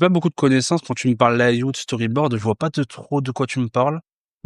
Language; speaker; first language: French; native; French